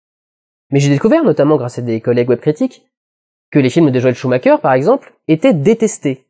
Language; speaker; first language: French; native; French